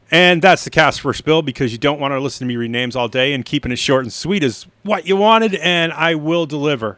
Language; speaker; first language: English; native; English